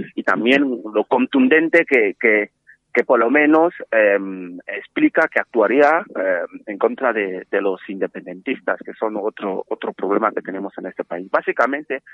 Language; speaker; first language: Spanish; non-native, fluent; French